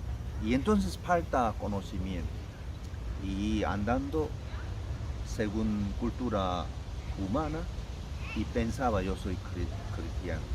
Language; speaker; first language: Spanish; non-native, learner; Korean